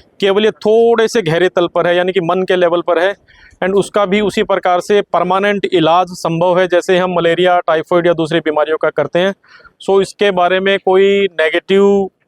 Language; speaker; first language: Hindi; native; Hindi